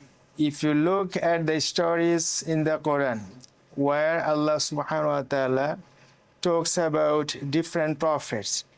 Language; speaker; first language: English; non-native, local second language; Bangla